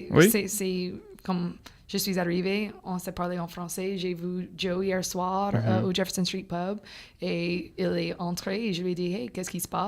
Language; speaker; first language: French; non-native, fluent; English